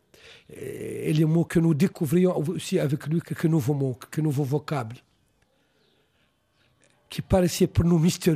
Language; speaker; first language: French; non-native, local second language; Arabic